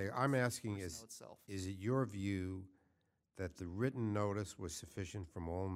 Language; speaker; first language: English; native; English